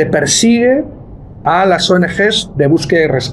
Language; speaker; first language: Spanish; native; Spanish